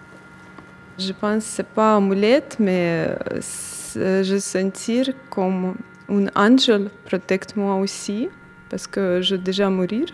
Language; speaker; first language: French; non-native, learner; Russian